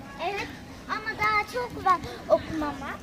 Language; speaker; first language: Turkish; early bilingual, heritage; Turkish